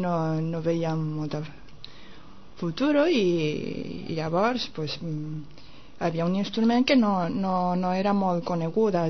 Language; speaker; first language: Catalan; non-native, fluent; Japanese